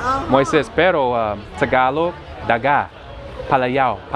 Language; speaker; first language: Filipino; non-native, learner; English